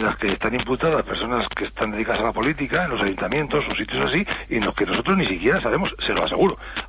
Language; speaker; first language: Spanish; native; Spanish